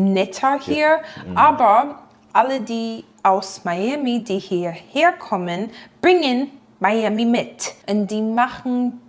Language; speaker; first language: German; non-native, fluent; English